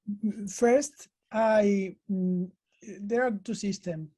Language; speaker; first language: English; non-native, learner; Spanish